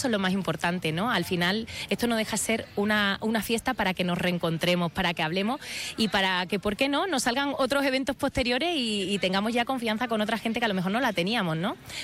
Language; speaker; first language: Spanish; native; Spanish